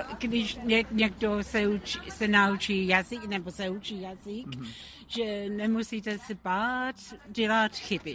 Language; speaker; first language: Czech; non-native, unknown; English